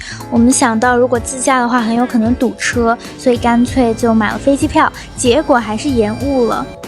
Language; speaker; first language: Chinese; native; Chinese